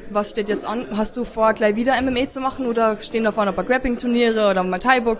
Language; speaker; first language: German; native; German